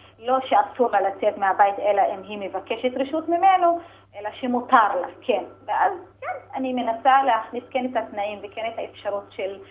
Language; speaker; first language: Hebrew; non-native, local second language; Arabic